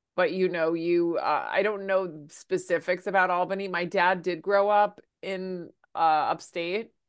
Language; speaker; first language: English; native; English